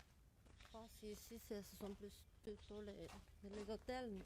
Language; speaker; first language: French; non-native, fluent; Chinese